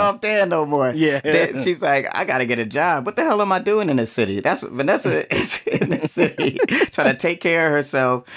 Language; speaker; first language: English; native; English